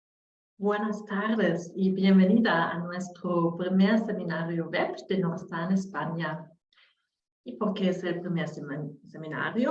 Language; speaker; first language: Spanish; non-native, learner; German